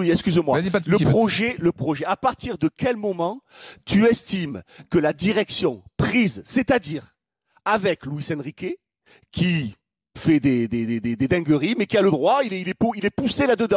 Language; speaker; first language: French; native; French